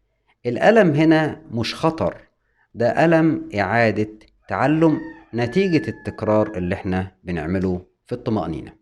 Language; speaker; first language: Arabic; native; Arabic